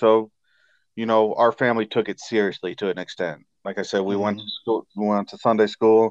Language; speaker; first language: English; native; English